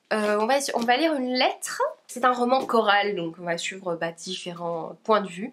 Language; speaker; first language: French; native; French